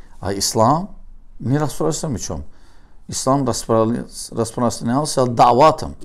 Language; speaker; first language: Russian; non-native, learner; Azerbaijani